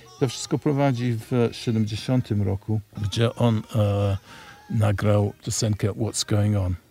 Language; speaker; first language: Polish; non-native, fluent; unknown